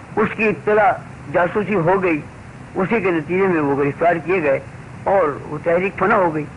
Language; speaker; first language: Urdu; native; Urdu